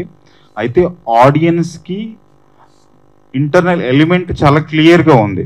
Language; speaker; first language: Telugu; native; Telugu